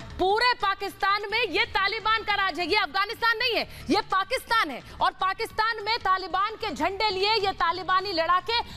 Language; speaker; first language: Hindi; native; Hindi